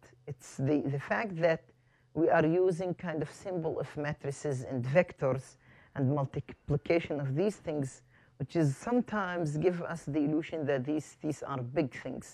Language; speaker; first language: English; non-native, fluent; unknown